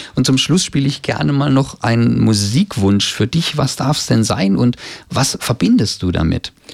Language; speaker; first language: German; native; German